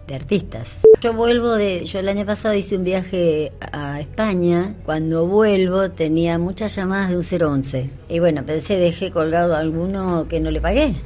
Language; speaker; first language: Spanish; native; Spanish